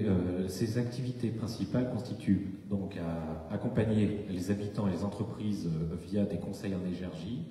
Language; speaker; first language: French; native; French